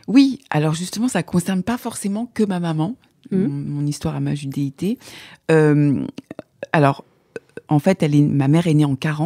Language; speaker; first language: French; native; French